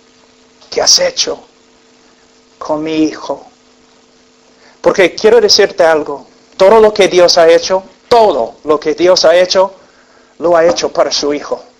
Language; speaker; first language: Spanish; non-native, fluent; English